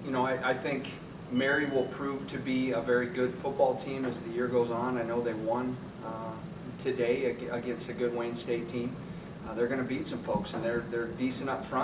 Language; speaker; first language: English; native; English